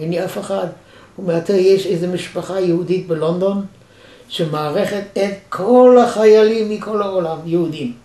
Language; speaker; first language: Hebrew; non-native, fluent; German